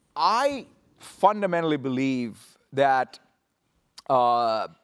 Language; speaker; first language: English; non-native, local second language; Telugu